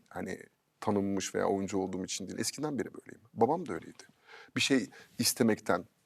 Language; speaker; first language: Turkish; early bilingual, heritage; Turkish